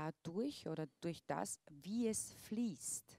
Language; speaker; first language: German; non-native, fluent; Slovak